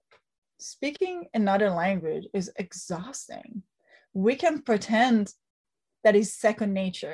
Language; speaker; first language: English; non-native, fluent; Italian